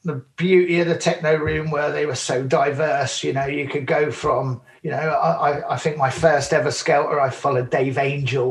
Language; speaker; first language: English; native; English